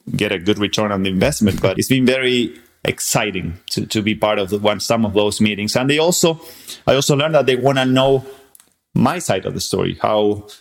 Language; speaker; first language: English; non-native, fluent; Spanish